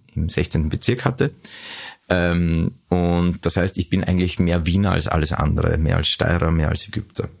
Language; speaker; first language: German; native; German